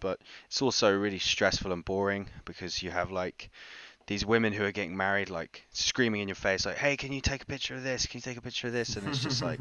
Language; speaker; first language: English; native; English